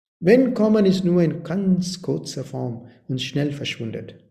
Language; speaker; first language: German; non-native, learner; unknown